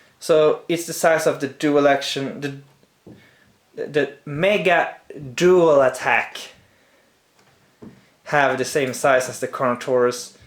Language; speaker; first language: English; non-native, fluent; Swedish